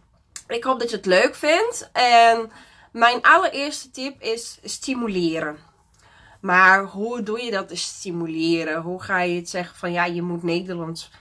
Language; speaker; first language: Dutch; non-native, fluent; Portuguese